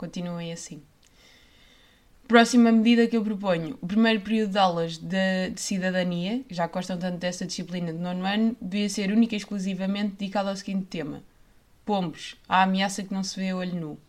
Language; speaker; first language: Portuguese; native; Portuguese